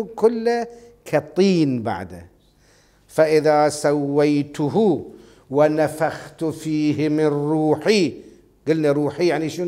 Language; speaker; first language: Arabic; native; Arabic